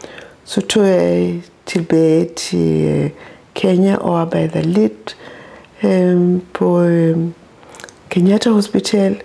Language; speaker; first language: Danish; non-native, local second language; Masai